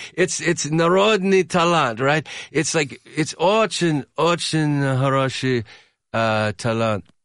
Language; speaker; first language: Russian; non-native, learner; English